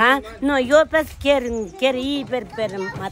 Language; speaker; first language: Spanish; non-native, local second language; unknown